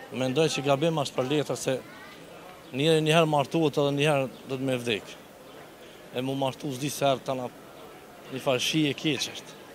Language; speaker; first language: Albanian; native; Albanian